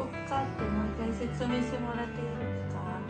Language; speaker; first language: Japanese; non-native, fluent; Filipino